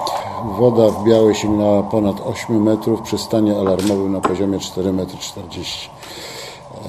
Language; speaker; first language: Polish; native; Polish